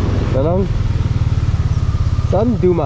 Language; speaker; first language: Filipino; non-native, learner; English